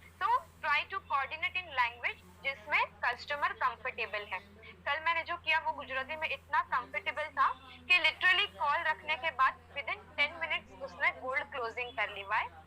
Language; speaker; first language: Hindi; non-native, local second language; Gujarati